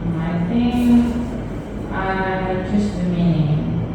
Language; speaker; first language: English; non-native, learner; Indonesian